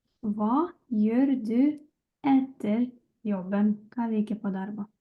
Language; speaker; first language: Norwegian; non-native, learner; Lithuanian